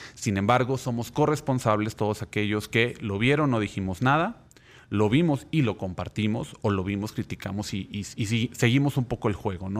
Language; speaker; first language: Spanish; native; Spanish